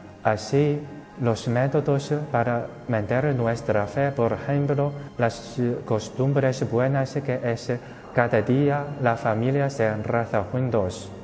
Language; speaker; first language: Spanish; non-native, fluent; Chinese